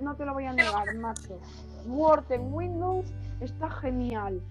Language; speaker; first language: Spanish; native; Spanish